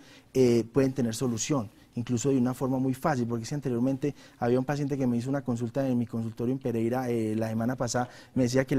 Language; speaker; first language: Spanish; native; Spanish